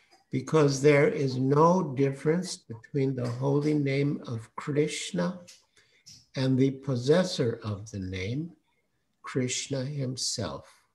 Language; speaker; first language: English; native; English